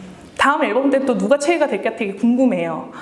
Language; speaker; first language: Korean; native; Korean